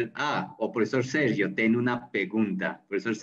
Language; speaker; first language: Portuguese; non-native, learner; Spanish